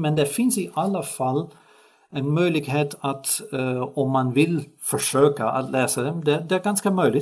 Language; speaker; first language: Swedish; non-native, fluent; Dutch